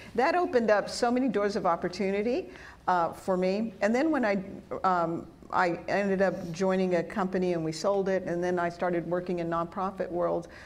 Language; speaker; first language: English; early bilingual, other home language; Spanish